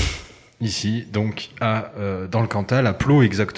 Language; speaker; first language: French; native; French